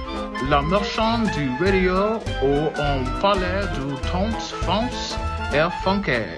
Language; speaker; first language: French; non-native, learner; English